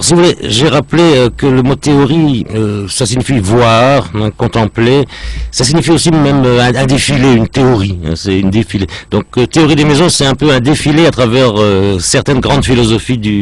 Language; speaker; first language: French; native; French